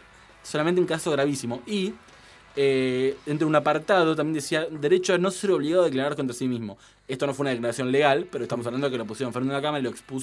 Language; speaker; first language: Spanish; native; Spanish